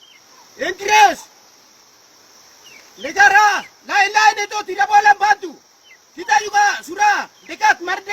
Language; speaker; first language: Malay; non-native, local second language; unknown